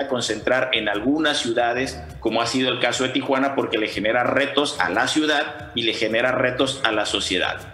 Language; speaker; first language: Spanish; native; Spanish